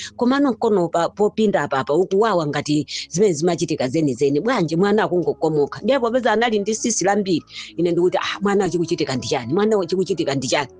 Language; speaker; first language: Nyanja; native; Nyanja